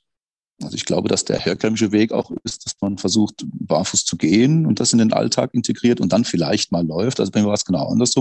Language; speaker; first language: German; native; German